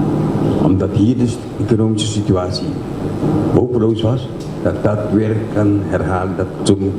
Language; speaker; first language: Dutch; non-native, local second language; Papiamento